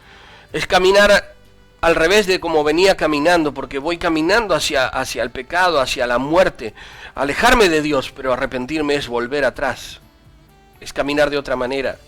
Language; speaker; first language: Spanish; native; Spanish